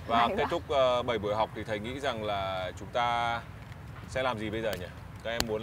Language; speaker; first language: Vietnamese; native; Vietnamese